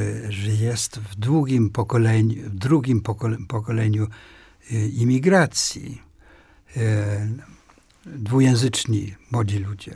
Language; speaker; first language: Polish; non-native, fluent; Swedish